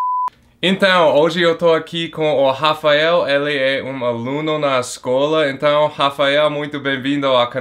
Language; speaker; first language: Portuguese; non-native, fluent; English